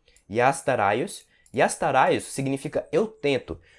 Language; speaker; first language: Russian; non-native, fluent; Portuguese